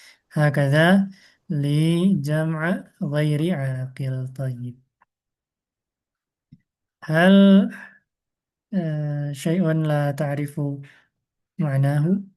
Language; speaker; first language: Arabic; non-native, fluent; Indonesian